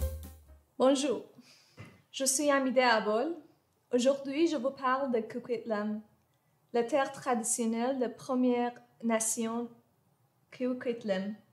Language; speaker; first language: French; non-native, fluent; Persian